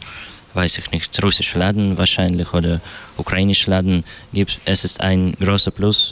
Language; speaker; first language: German; non-native, learner; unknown